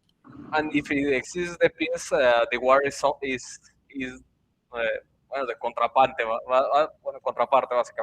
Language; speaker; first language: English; non-native, learner; Spanish